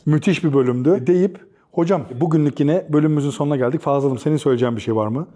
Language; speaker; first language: Turkish; native; Turkish